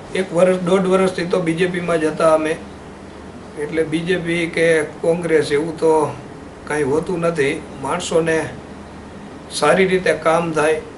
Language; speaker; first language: Gujarati; native; Gujarati